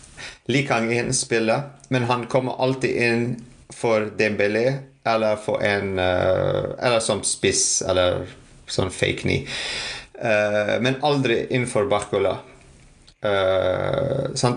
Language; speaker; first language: Norwegian; non-native, fluent; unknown